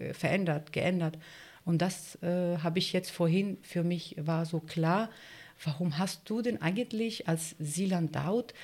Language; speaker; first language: German; non-native, fluent; Turkish